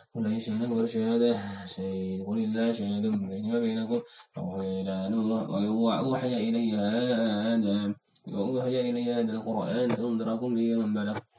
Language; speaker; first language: Arabic; non-native, learner; Indonesian